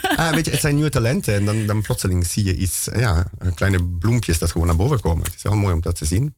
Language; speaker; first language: Dutch; non-native, fluent; Italian